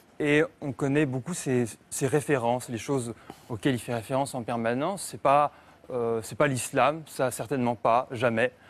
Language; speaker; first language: French; native; French